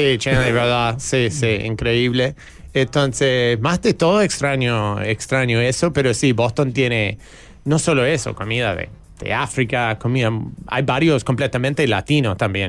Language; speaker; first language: Spanish; non-native, fluent; English